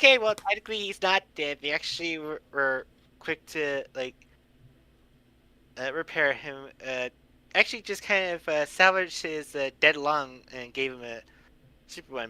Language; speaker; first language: English; native; English